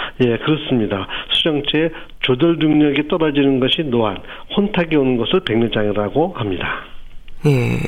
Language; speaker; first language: Korean; native; Korean